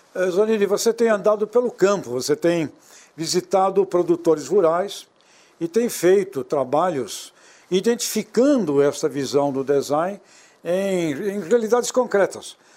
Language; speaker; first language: Portuguese; native; Portuguese